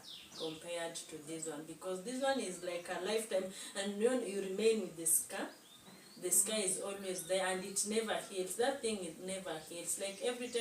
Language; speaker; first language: English; non-native, local second language; Swahili